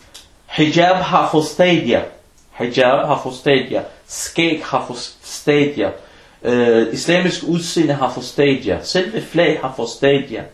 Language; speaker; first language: Danish; early bilingual, other home language; Arabic